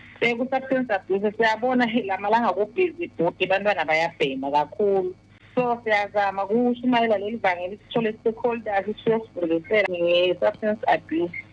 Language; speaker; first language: Zulu; non-native, local second language; Swati